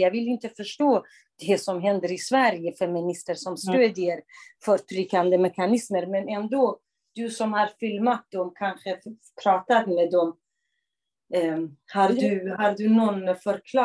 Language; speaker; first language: Swedish; non-native, fluent; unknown